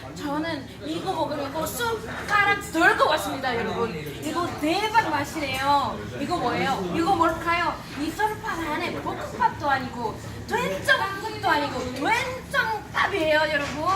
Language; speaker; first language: Korean; non-native, fluent; French